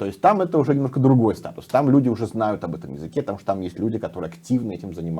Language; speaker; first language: Russian; native; Russian